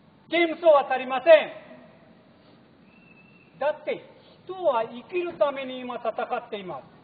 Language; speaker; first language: Japanese; non-native, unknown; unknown